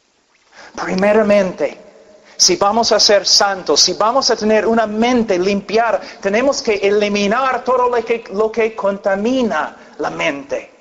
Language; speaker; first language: Spanish; non-native, fluent; English